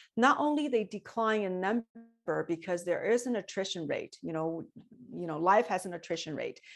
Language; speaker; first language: English; non-native, fluent; Chinese